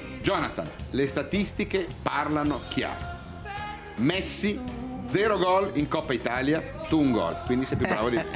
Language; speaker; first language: Italian; native; Italian